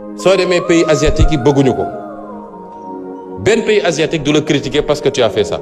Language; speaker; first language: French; non-native, local second language; Wolof